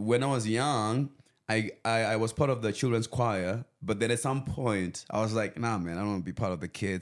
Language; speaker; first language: English; non-native, local second language; Venda